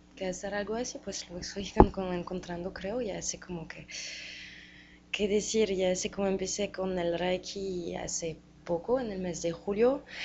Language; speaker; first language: Spanish; non-native, fluent; French